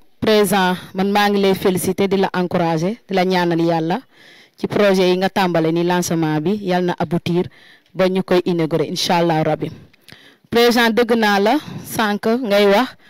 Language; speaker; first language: Wolof; non-native, local second language; Jola-Fonyi